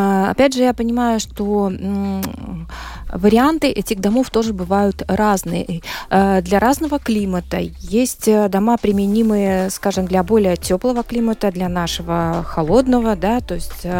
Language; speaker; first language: Russian; native; Russian